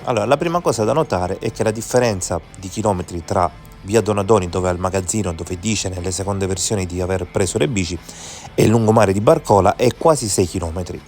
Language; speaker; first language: Italian; native; Italian